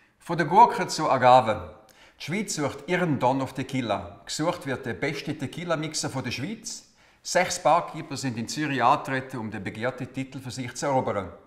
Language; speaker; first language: German; native; German